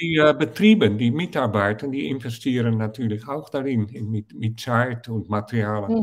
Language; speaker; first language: German; non-native, fluent; Dutch